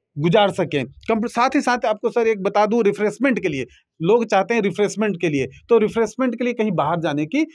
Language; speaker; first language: Hindi; native; Hindi